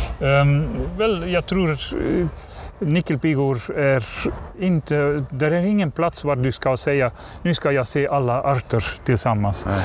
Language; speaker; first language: Swedish; non-native, learner; Dutch